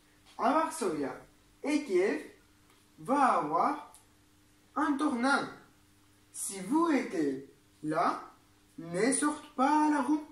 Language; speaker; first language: French; non-native, learner; Spanish